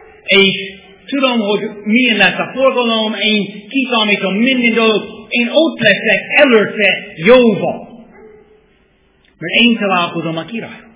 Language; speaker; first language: Hungarian; non-native, fluent; English